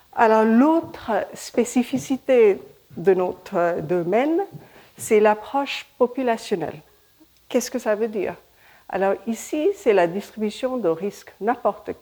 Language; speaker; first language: French; non-native, fluent; Hindi